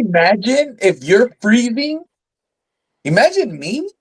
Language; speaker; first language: English; native; English